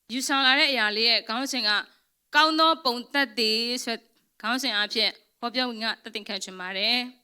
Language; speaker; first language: Burmese; non-native, local second language; Hakha Chin